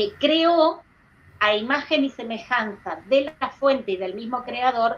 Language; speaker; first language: Spanish; native; Spanish